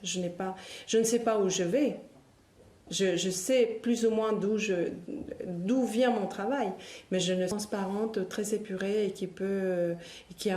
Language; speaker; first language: French; non-native, fluent; Spanish